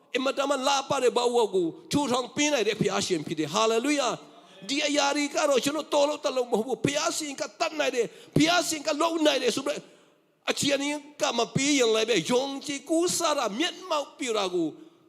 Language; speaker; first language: Burmese; non-native, local second language; Tedim Chin